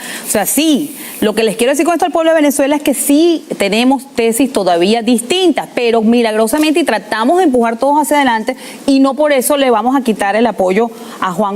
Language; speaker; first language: Spanish; native; Spanish